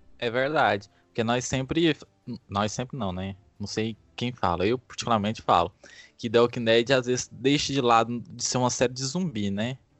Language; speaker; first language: Portuguese; native; Portuguese